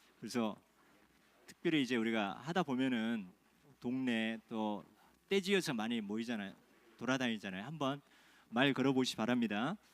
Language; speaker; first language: Korean; native; Korean